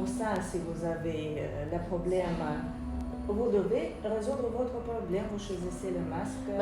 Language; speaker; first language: French; non-native, local second language; Arabic